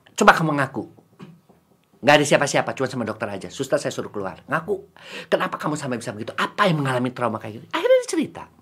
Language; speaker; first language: Indonesian; native; Indonesian